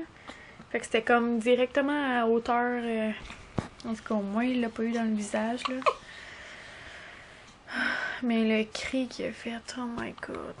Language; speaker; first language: French; native; French